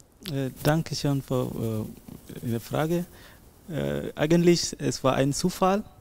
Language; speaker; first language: German; non-native, learner; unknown